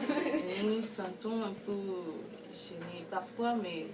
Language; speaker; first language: French; non-native, fluent; Spanish